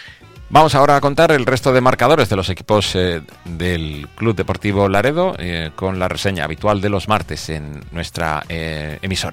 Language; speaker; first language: Spanish; native; Spanish